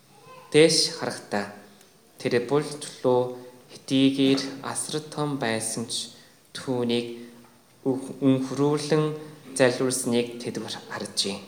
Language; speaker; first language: Mongolian; non-native, fluent; Korean